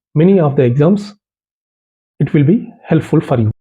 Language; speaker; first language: English; non-native, local second language; Telugu